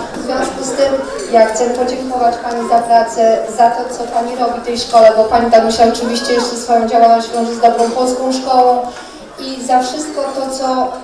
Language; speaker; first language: Polish; native; Polish